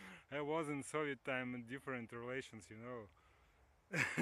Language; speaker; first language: English; non-native, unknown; Russian